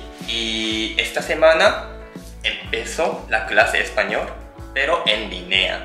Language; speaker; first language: Spanish; non-native, learner; Japanese